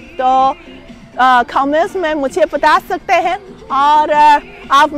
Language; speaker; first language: Hindi; non-native, fluent; Chinese